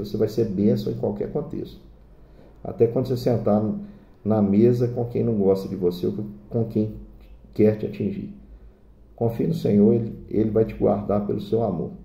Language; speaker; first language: Portuguese; native; Portuguese